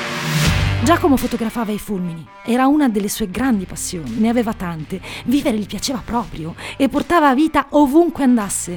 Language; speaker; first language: Italian; native; Italian